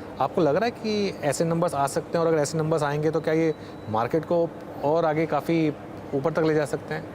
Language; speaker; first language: Hindi; native; Hindi